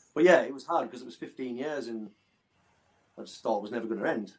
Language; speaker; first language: English; native; English